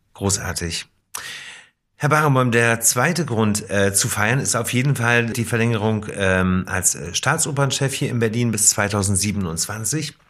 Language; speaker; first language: German; native; German